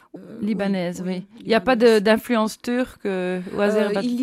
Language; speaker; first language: French; native; French